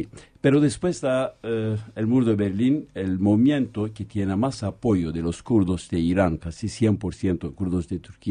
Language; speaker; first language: Spanish; non-native, fluent; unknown